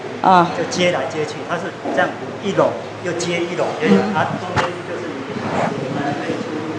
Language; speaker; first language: Chinese; native; Chinese